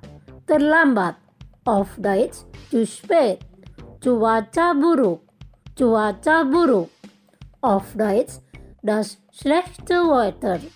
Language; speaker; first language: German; non-native, fluent; Indonesian